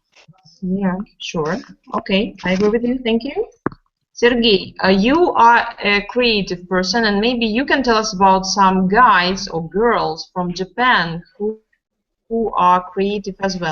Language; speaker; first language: English; non-native, fluent; Russian